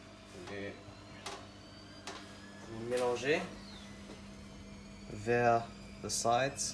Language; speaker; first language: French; non-native, learner; English